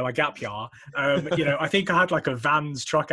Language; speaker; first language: English; native; English